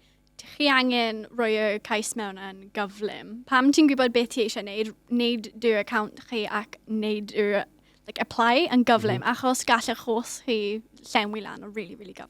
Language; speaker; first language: Welsh; non-native, local second language; English